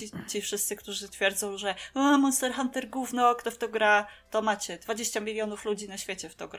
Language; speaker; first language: Polish; native; Polish